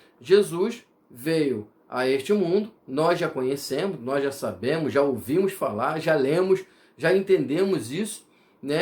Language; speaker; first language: Portuguese; native; Portuguese